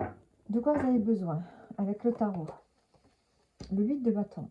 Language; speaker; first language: French; native; French